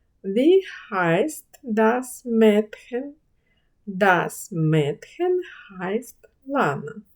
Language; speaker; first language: German; non-native, fluent; Ukrainian